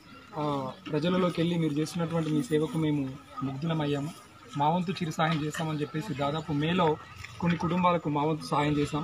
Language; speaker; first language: Telugu; native; Telugu